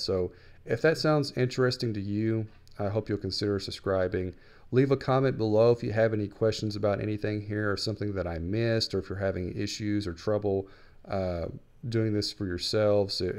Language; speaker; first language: English; native; English